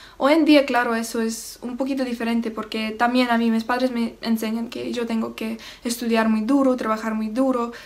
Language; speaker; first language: Spanish; non-native, fluent; Russian